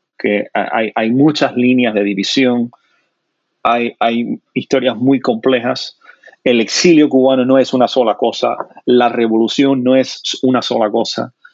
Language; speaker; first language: Spanish; non-native, fluent; English